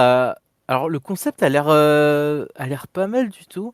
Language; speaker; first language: French; native; French